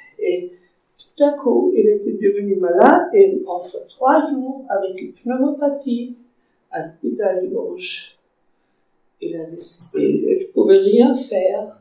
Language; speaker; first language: French; non-native, fluent; German